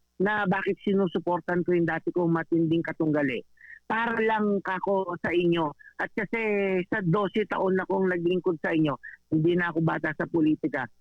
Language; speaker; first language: Filipino; non-native, local second language; Pampanga